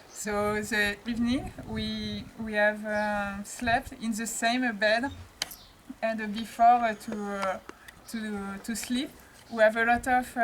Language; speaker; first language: English; non-native, learner; French